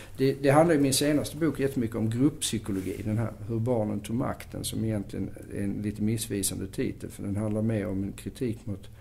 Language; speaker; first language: Swedish; native; Swedish